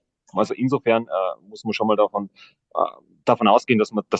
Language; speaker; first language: German; native; German